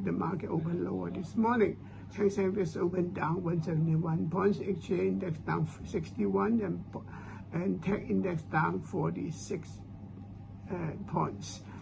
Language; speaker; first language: English; non-native, local second language; Cantonese